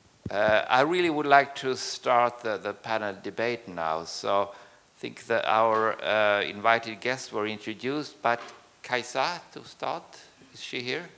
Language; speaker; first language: English; non-native, fluent; Swedish